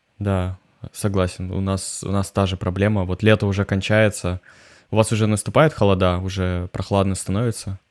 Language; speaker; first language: Russian; native; Russian